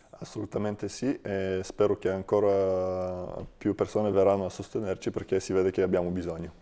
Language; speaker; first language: Italian; non-native, fluent; Bulgarian